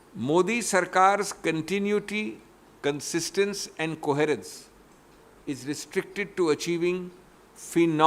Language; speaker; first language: English; non-native, local second language; Hindi